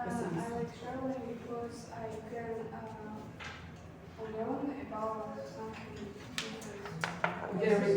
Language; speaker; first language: English; non-native, learner; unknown